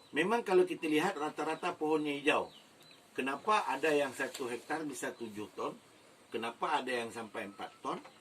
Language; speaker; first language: Malay; native; Malay